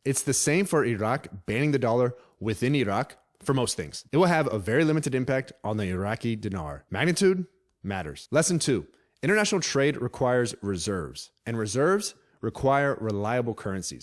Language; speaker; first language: English; native; English